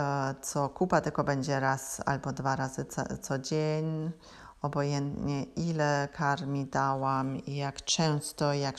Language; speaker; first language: Polish; non-native, learner; German